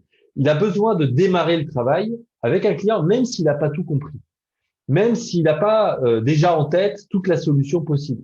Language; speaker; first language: French; native; French